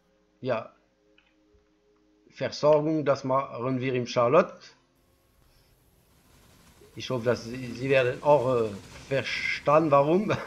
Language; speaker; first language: German; non-native, learner; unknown